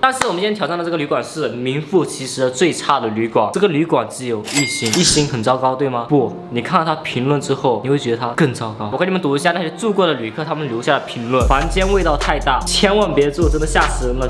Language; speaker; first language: Chinese; native; Chinese